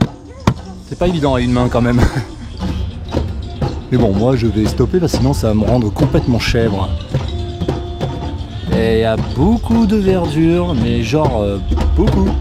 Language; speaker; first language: French; native; French